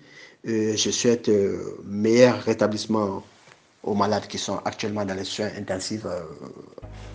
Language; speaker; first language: French; non-native, local second language; Bambara